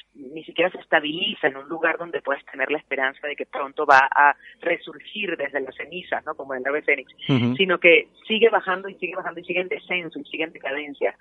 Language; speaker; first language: Spanish; native; Spanish